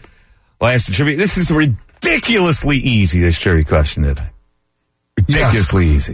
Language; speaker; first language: English; native; English